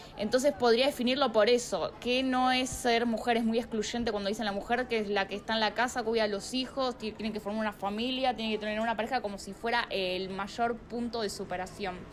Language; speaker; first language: Spanish; native; Spanish